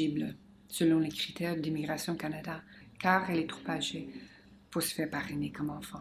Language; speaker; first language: French; non-native, local second language; English